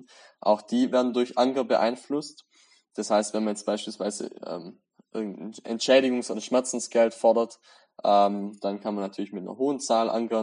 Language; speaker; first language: German; native; German